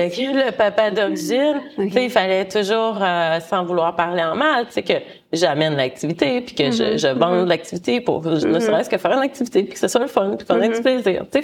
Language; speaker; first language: French; native; French